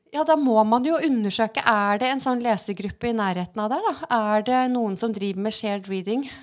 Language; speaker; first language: Norwegian; native; Norwegian